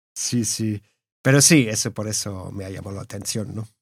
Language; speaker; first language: Spanish; early bilingual, heritage; Spanish